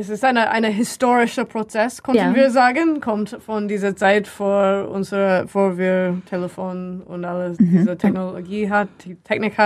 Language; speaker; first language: German; non-native, learner; English